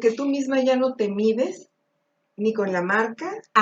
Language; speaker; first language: Spanish; native; Spanish